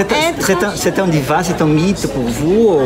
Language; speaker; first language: French; non-native, learner; Portuguese